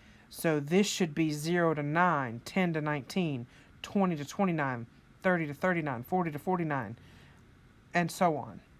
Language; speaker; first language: English; native; English